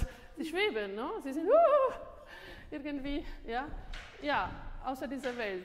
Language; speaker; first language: German; non-native, fluent; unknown